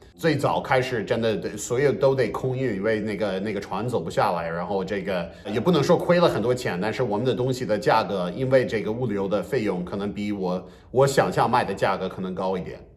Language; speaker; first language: Chinese; non-native, fluent; English